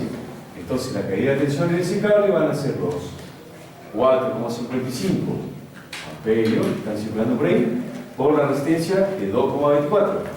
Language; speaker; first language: Spanish; native; Spanish